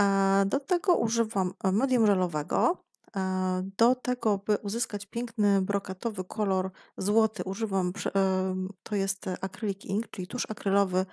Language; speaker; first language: Polish; native; Polish